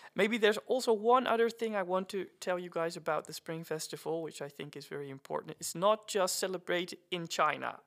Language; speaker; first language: English; non-native, fluent; Dutch